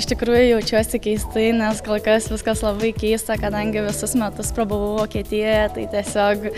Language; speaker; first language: Lithuanian; native; Lithuanian